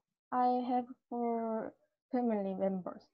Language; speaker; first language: English; non-native, learner; Korean